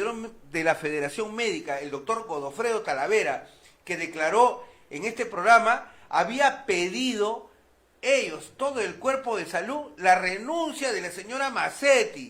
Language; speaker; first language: Spanish; native; Spanish